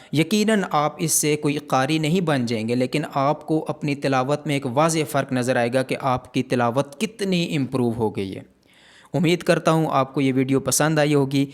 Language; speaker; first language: Urdu; native; Urdu